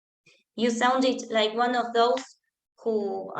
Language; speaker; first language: English; non-native, fluent; Spanish